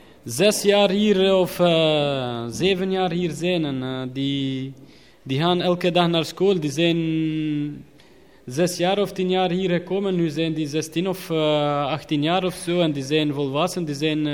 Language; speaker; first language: Dutch; non-native, learner; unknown